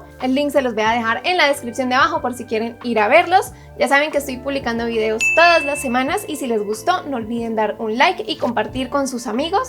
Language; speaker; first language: Spanish; native; Spanish